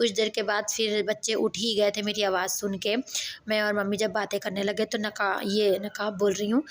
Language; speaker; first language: Hindi; native; Hindi